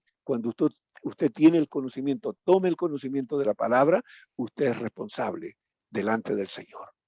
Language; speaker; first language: Spanish; native; Spanish